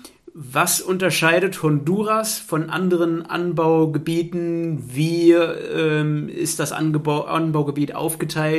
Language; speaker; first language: German; native; German